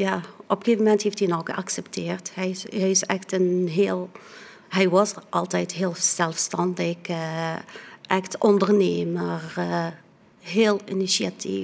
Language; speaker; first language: Dutch; non-native, fluent; Arabic